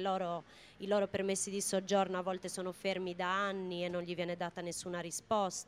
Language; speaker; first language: Italian; native; Italian